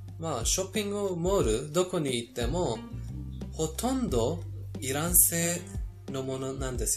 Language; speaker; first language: Japanese; non-native, fluent; Persian